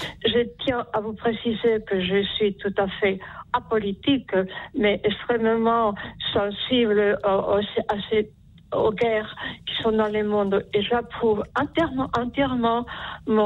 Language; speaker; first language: French; non-native, fluent; Spanish